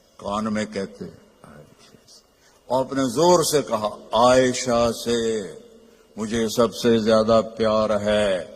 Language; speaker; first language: Urdu; non-native, local second language; Punjabi